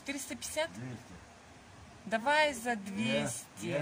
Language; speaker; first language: Russian; native; Russian